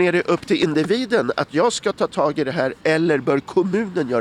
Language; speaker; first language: Swedish; native; Swedish